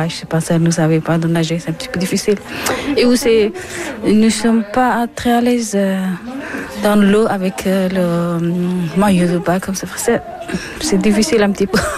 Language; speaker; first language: French; non-native, learner; Persian